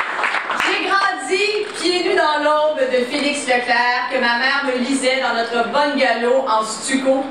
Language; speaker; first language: French; native; French